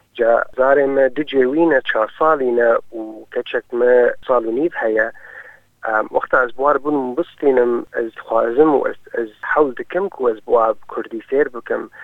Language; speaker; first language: Kurdish; early bilingual, heritage; Kurdish